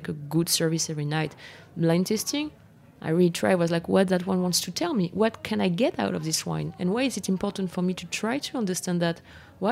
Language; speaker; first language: English; non-native, fluent; French